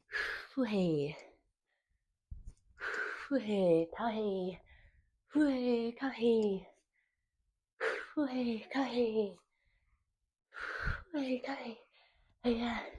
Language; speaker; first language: Cantonese; early bilingual, heritage; Cantonese